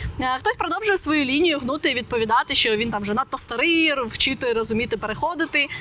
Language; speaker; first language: Ukrainian; non-native, local second language; Russian